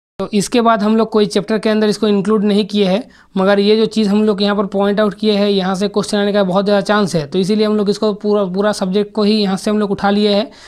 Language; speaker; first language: Hindi; non-native, local second language; Bangla